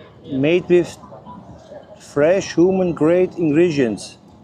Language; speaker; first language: English; non-native, learner; German